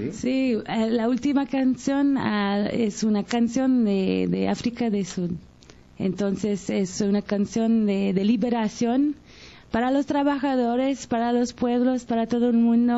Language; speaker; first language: Spanish; early bilingual, heritage; Spanish